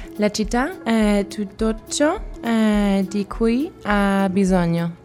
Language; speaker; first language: Italian; non-native, learner; German